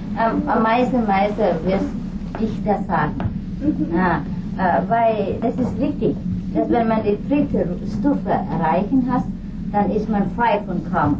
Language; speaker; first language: German; non-native, fluent; Vietnamese